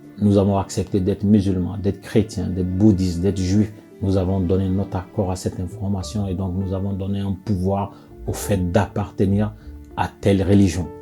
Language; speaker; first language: French; non-native, local second language; Bambara